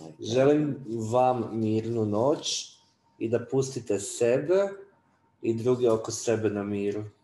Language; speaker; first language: Croatian; native; Croatian